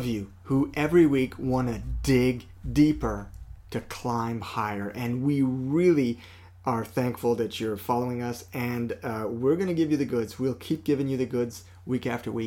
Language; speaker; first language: English; non-native, fluent; French